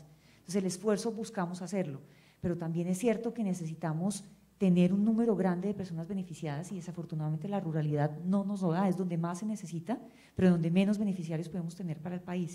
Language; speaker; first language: Spanish; native; Spanish